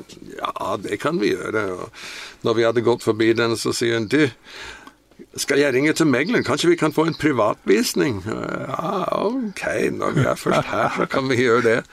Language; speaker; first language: Norwegian; non-native, fluent; English